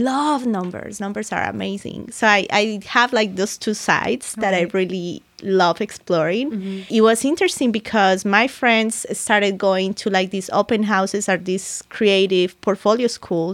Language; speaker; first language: English; non-native, fluent; Spanish